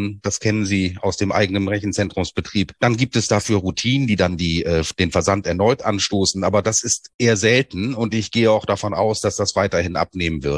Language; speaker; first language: German; native; German